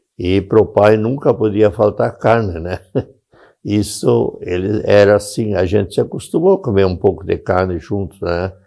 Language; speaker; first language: Portuguese; non-native, local second language; German